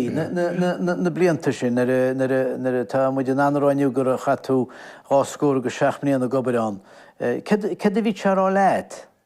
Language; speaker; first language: Irish; native; Irish